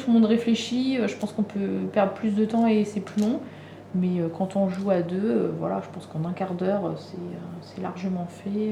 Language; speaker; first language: French; native; French